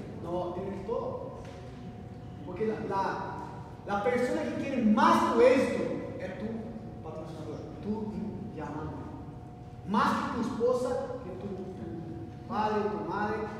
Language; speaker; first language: Spanish; non-native, learner; Portuguese